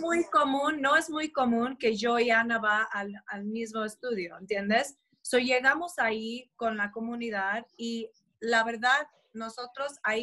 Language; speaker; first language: Spanish; non-native, fluent; English